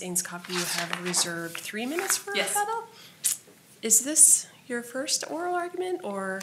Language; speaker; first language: English; native; English